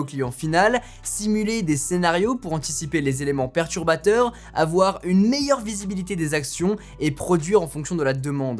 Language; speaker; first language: French; native; French